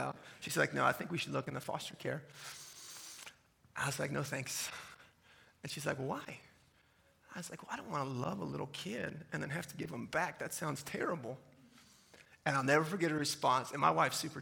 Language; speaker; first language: English; native; English